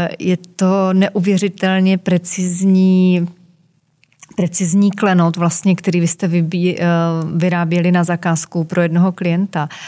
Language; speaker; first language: Czech; native; Czech